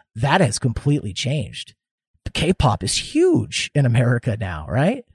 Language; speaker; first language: English; native; English